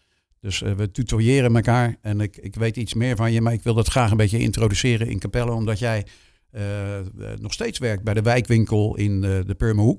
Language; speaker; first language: Dutch; native; Dutch